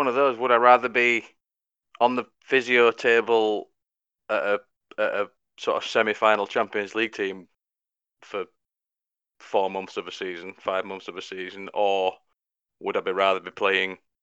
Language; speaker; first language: English; native; English